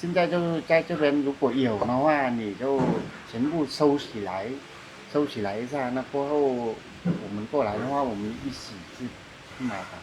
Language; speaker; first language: Chinese; non-native, fluent; Vietnamese